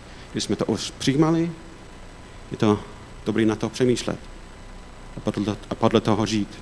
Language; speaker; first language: Czech; non-native, fluent; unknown